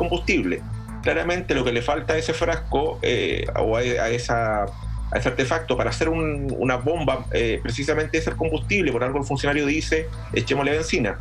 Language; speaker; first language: Spanish; native; Spanish